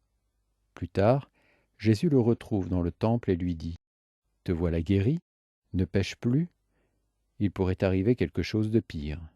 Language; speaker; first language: French; native; French